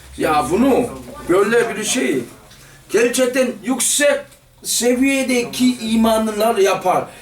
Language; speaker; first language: Turkish; non-native, fluent; Korean